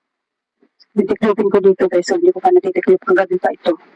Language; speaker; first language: Filipino; native; Filipino